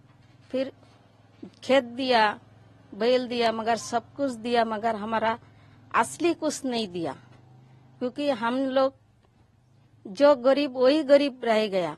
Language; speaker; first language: Hindi; early bilingual, other home language; Bangla